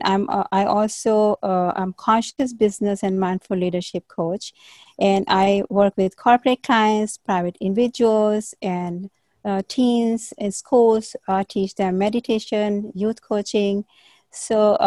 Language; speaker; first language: English; non-native, local second language; Hindi